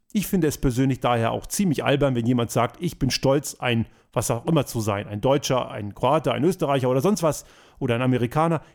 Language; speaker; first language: German; early bilingual, other home language; Croatian